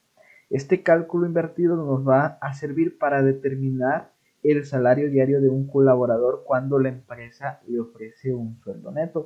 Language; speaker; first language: Spanish; native; Spanish